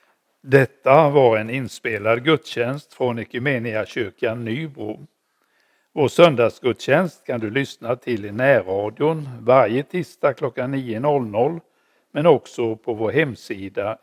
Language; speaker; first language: Swedish; native; Swedish